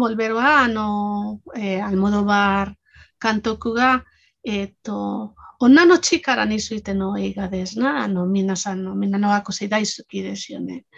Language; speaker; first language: Japanese; non-native, fluent; Spanish